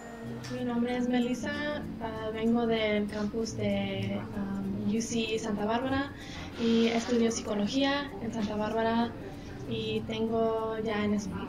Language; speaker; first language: Spanish; non-native, fluent; English